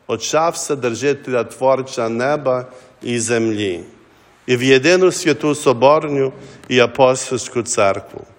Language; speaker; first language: Ukrainian; early bilingual, heritage; Ukrainian